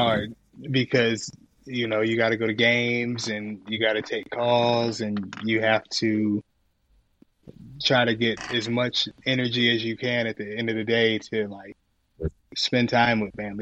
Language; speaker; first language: English; native; English